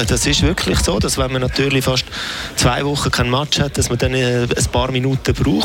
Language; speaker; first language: German; native; German